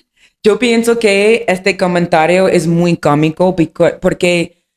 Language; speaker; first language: Spanish; non-native, learner; English